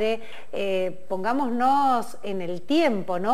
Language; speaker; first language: Spanish; native; Spanish